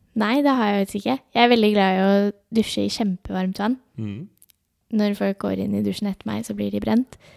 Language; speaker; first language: Norwegian; early bilingual, other home language; Urdu